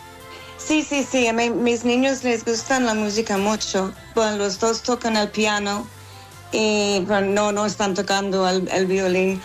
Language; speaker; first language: Spanish; non-native, fluent; English